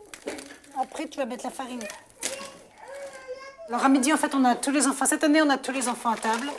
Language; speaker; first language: French; native; French